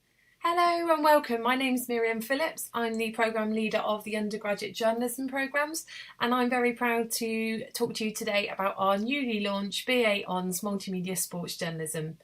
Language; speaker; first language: English; native; English